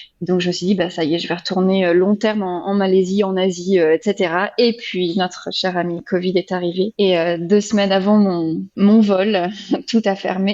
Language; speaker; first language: French; native; French